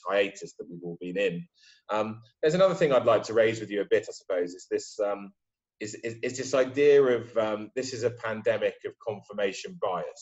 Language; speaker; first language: English; native; English